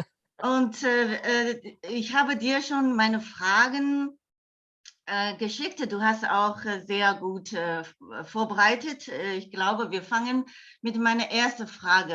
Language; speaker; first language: German; non-native, fluent; Chinese